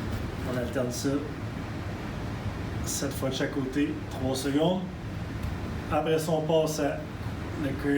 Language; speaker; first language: French; native; French